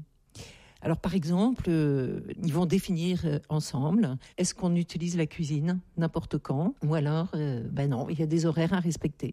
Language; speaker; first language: French; native; French